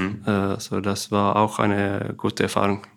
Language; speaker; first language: German; non-native, fluent; Swedish